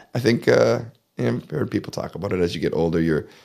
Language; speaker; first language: English; native; English